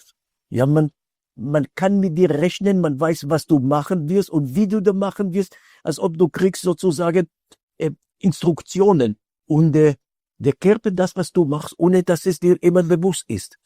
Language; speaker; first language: German; non-native, fluent; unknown